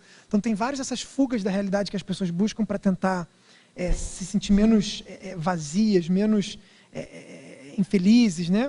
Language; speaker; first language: Portuguese; native; Portuguese